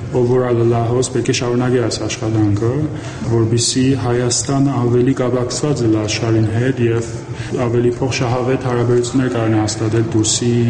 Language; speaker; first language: Armenian; early bilingual, heritage; Armenian